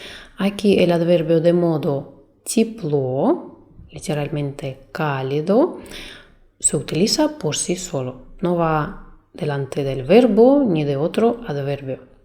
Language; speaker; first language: Spanish; non-native, fluent; Russian